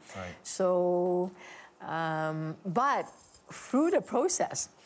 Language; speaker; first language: English; native; English